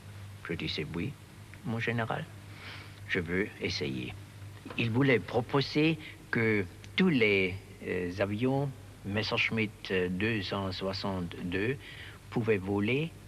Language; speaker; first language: French; non-native, learner; German